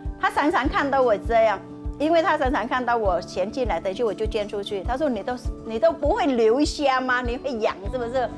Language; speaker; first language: Chinese; non-native, fluent; Vietnamese